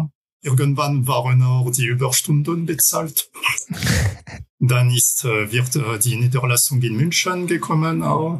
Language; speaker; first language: German; non-native, fluent; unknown